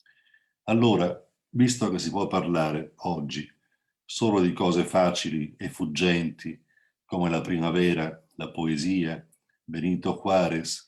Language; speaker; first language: Italian; native; Italian